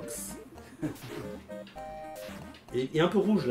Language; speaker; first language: French; native; French